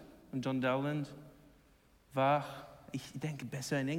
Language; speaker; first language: German; non-native, learner; English